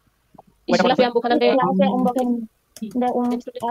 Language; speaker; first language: German; non-native, learner; Bangla